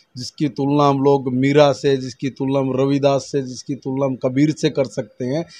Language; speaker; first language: Hindi; native; Hindi